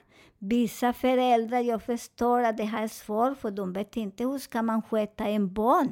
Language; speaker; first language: Swedish; non-native, fluent; Spanish